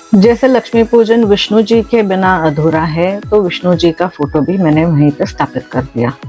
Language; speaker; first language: Hindi; non-native, local second language; Marathi